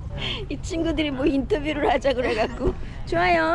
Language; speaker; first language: Korean; native; Korean